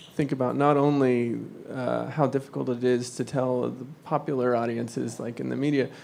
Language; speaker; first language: English; native; English